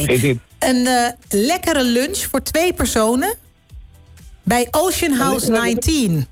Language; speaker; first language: Dutch; native; Dutch